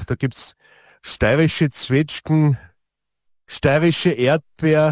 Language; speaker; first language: German; native; German